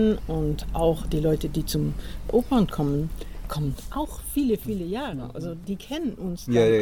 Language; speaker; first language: German; non-native, fluent; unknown